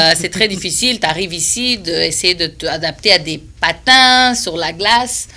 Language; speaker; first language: French; non-native, fluent; Portuguese